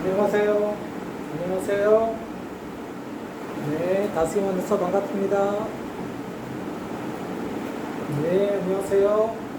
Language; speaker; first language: Korean; non-native, fluent; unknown